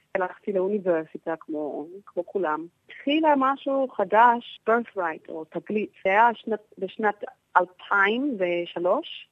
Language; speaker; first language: Hebrew; non-native, fluent; English